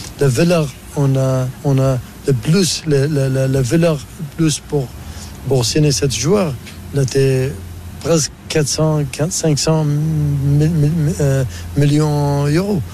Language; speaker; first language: French; non-native, learner; Arabic